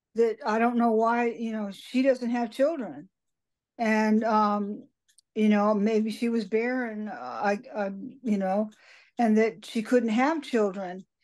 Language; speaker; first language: English; native; English